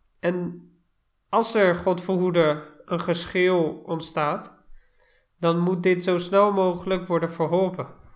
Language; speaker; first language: Dutch; non-native, fluent; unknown